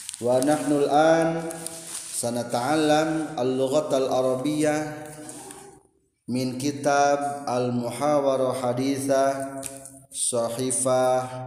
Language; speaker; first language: Arabic; non-native, fluent; Indonesian